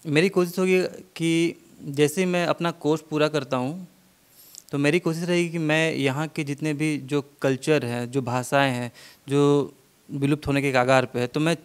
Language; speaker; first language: Hindi; native; Hindi